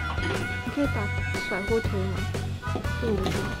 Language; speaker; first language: Chinese; native; Chinese